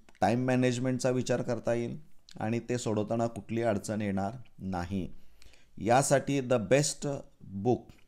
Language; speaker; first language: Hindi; non-native, local second language; Marathi